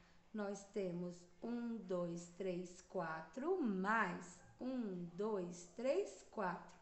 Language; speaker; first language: Portuguese; native; Portuguese